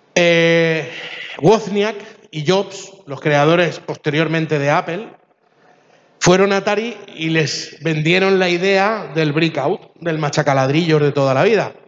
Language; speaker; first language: Spanish; early bilingual, other home language; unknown